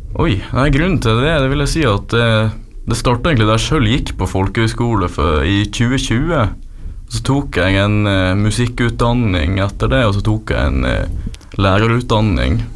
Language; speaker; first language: Norwegian; native; Norwegian